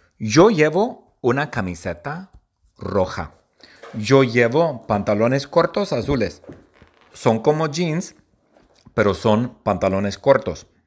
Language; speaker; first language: Spanish; non-native, learner; English